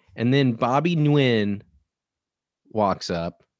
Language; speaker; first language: English; native; English